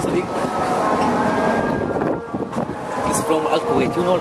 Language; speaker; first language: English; non-native, learner; Arabic